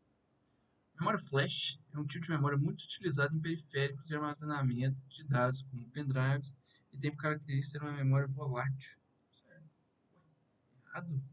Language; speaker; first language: Portuguese; native; Portuguese